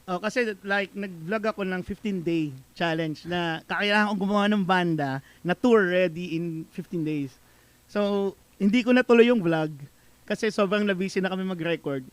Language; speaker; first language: Filipino; native; Filipino